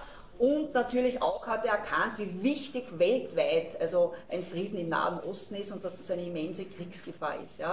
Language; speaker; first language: German; native; German